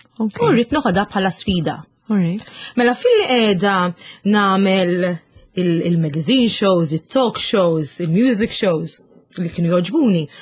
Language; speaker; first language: Maltese; native; Maltese